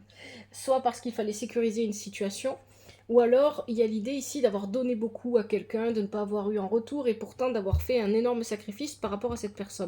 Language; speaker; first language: French; native; French